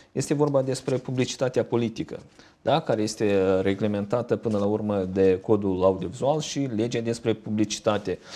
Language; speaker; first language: Romanian; native; Romanian